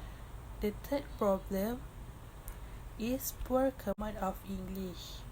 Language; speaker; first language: English; non-native, local second language; Malay